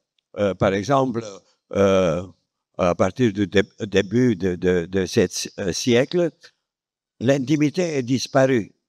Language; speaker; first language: French; non-native, fluent; Romanian